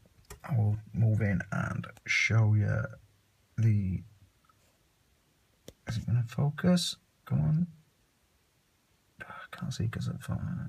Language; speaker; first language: English; native; English